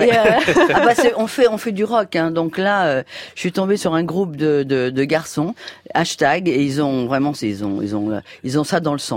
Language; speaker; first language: French; native; French